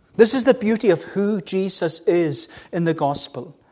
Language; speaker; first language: English; native; English